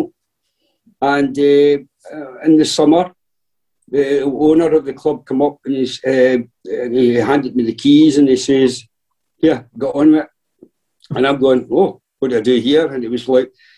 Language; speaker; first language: English; native; English